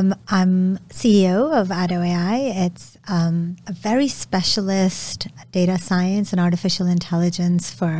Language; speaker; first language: English; non-native, local second language; Urdu